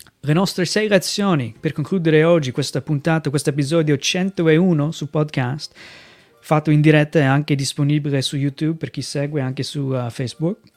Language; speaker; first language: Italian; non-native, fluent; English